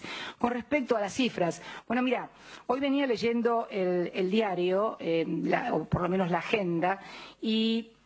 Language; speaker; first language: Spanish; native; Spanish